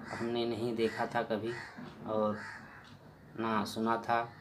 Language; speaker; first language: Hindi; native; Hindi